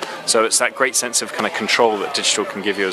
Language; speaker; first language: English; native; English